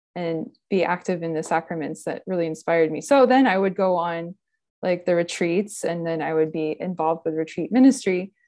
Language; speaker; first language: English; native; English